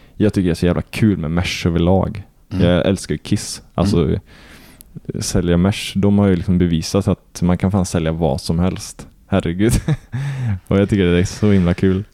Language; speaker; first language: Swedish; native; Swedish